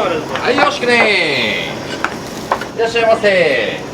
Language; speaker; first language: Japanese; native; Japanese